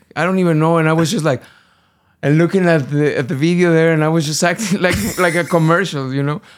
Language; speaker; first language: English; non-native, fluent; Spanish